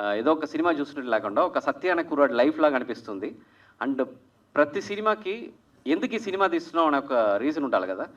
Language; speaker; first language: Telugu; native; Telugu